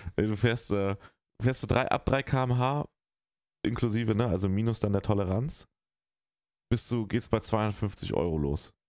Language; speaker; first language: German; native; German